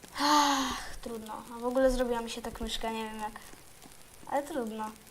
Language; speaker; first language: Polish; native; Polish